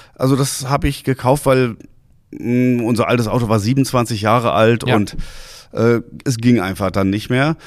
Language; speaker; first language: German; native; German